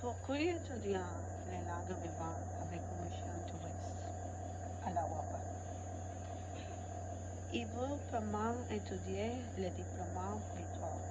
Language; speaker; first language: French; non-native, learner; Spanish